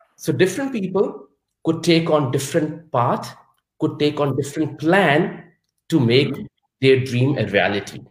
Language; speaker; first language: English; non-native, local second language; Urdu